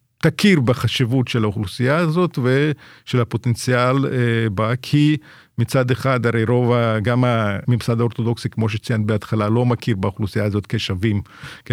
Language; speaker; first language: Hebrew; non-native, fluent; Russian